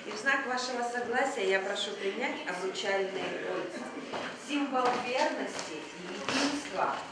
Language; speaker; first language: Russian; native; Russian